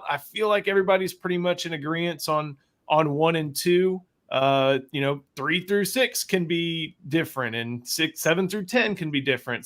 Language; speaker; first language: English; native; English